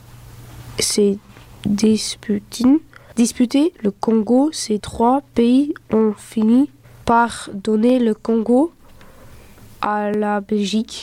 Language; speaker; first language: French; early bilingual, other home language; Dutch